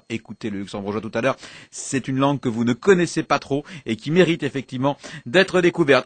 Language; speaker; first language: French; native; French